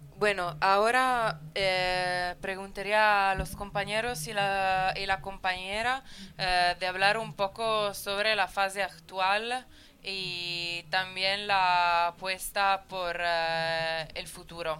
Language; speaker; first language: Spanish; non-native, fluent; Italian